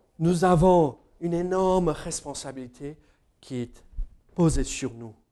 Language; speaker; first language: French; non-native, fluent; English